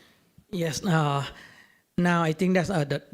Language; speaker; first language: English; non-native, learner; Thai